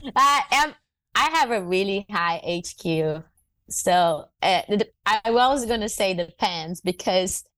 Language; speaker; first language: English; non-native, fluent; Portuguese